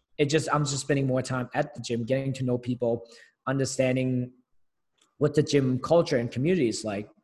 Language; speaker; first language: English; early bilingual, other home language; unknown